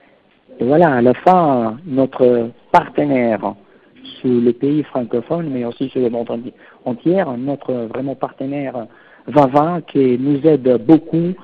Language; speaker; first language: French; non-native, fluent; Italian